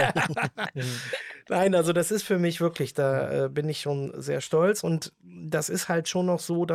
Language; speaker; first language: German; native; German